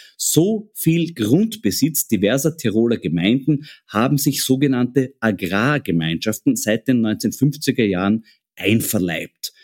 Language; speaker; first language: German; native; German